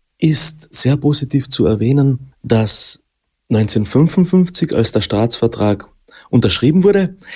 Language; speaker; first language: German; non-native, local second language; Slovenian